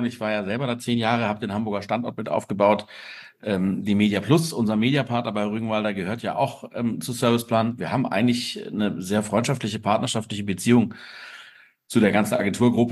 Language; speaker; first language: German; native; German